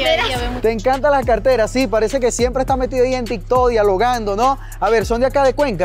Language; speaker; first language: Spanish; native; Spanish